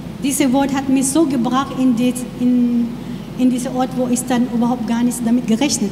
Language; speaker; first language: German; non-native, learner; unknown